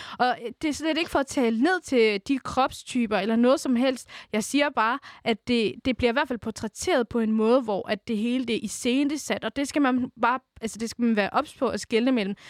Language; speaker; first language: Danish; early bilingual, other home language; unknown